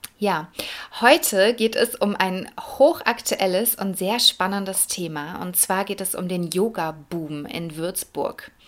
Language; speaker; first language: German; native; German